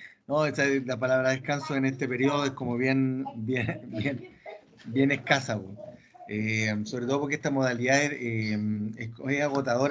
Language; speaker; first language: Spanish; native; Spanish